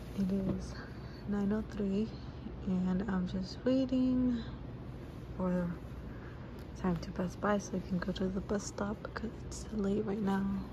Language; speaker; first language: English; early bilingual, other home language; Spanish